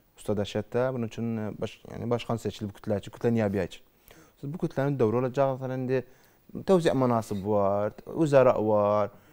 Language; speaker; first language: Turkish; native; Turkish